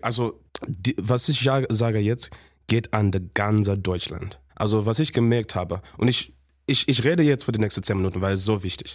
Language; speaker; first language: German; non-native, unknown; Shona